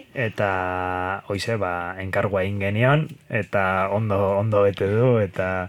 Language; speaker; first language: Basque; non-native, local second language; Spanish